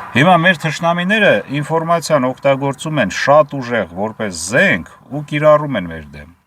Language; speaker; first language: Armenian; native; Armenian